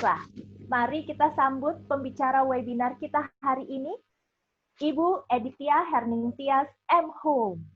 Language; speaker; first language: Indonesian; native; Indonesian